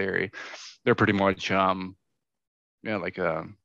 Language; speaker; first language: English; non-native, fluent; Dutch